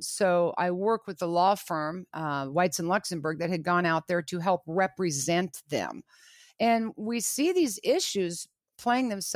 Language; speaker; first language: English; native; English